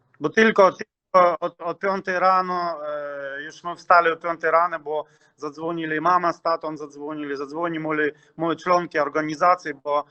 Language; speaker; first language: Polish; early bilingual, heritage; Ukrainian